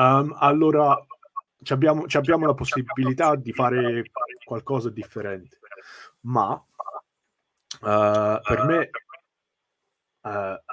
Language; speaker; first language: Italian; early bilingual, heritage; English